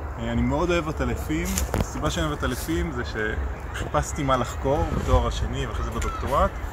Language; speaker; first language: Hebrew; native; Hebrew